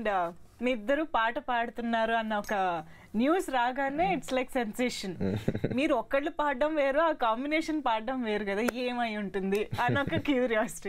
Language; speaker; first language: Telugu; native; Telugu